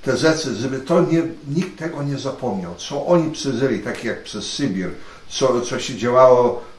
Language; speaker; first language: Polish; early bilingual, heritage; Polish